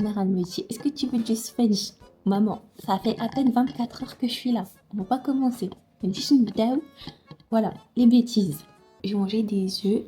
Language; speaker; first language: French; non-native, local second language; Arabic